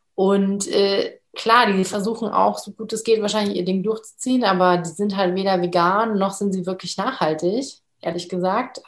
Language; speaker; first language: German; native; German